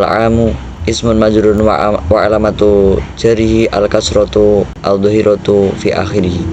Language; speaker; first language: Arabic; non-native, learner; Indonesian